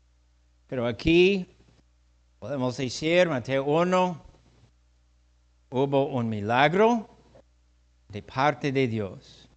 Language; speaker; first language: Spanish; non-native, fluent; English